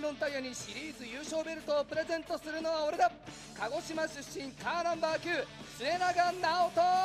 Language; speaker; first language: Japanese; native; Japanese